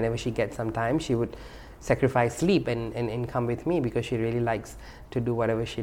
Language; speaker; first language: English; non-native, local second language; Tamil